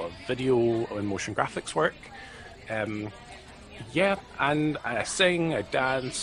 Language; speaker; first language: English; native; English